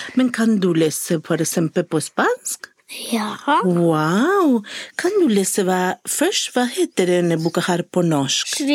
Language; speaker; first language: Norwegian; non-native, fluent; Spanish